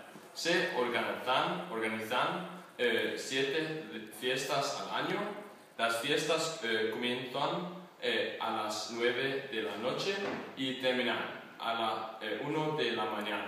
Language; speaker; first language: Spanish; non-native, learner; Danish